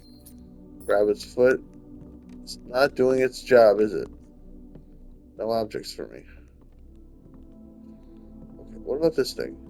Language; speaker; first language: English; native; English